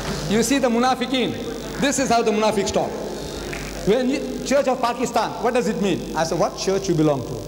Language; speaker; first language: English; early bilingual, other home language; Gujarati